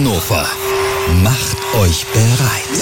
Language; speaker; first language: German; native; German